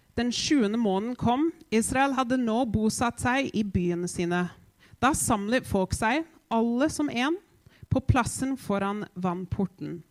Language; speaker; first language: Norwegian; non-native, fluent; English